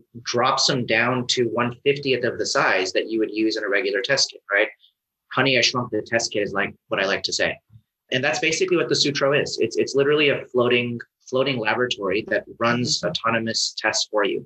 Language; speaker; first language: English; native; English